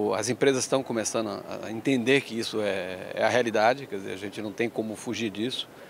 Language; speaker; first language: Portuguese; early bilingual, other home language; Spanish